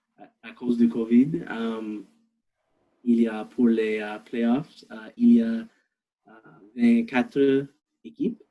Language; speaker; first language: French; non-native, learner; English